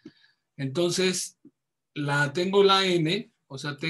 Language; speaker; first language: Spanish; native; Spanish